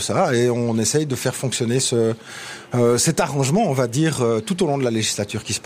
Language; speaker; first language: French; native; French